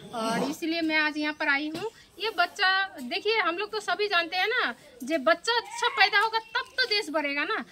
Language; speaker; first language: Hindi; non-native, local second language; Bangla